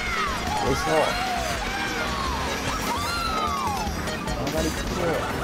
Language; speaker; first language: Japanese; native; Japanese